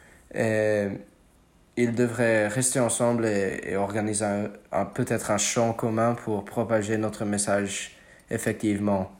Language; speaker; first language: French; non-native, fluent; English